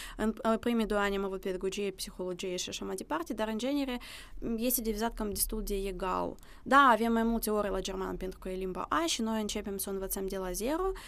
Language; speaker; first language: Romanian; early bilingual, other home language; Russian